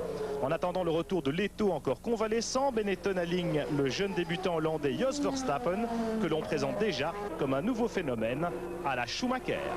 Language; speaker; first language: French; native; French